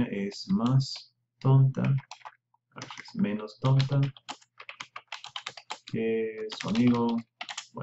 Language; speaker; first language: Spanish; non-native, fluent; English